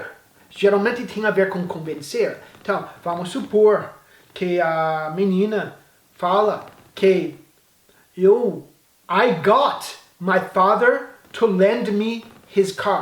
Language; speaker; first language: Portuguese; non-native, fluent; English